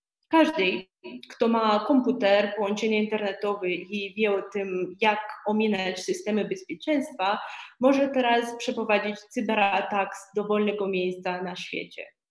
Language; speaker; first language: Polish; non-native, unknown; Romanian